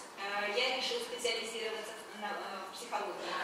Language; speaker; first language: Italian; non-native, fluent; Russian